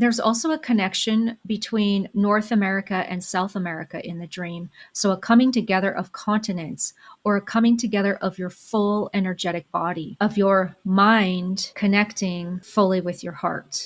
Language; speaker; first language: English; native; English